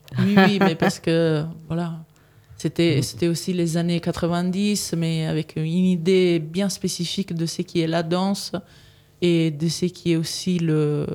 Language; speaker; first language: French; non-native, fluent; Italian